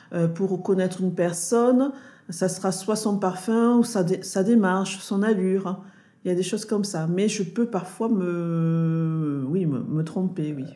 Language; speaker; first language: French; native; French